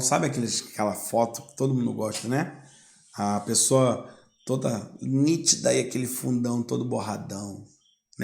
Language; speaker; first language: Portuguese; native; Portuguese